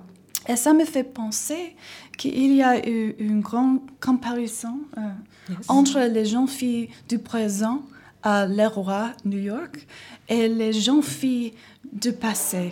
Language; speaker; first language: French; non-native, learner; English